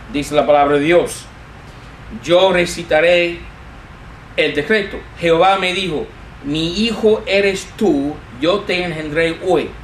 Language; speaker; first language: Spanish; non-native, fluent; English